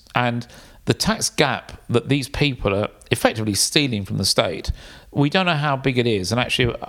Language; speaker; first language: English; native; English